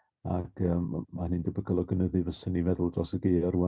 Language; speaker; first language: Welsh; native; Welsh